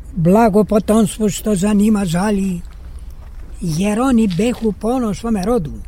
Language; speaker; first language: Serbian; early bilingual, heritage; Serbian